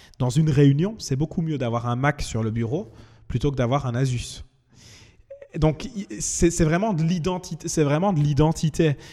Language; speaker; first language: French; native; French